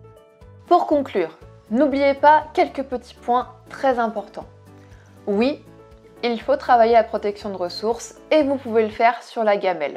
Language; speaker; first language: French; native; French